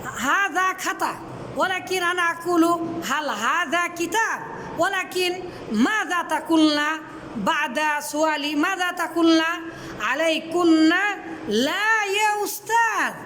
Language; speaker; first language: Arabic; non-native, fluent; Bangla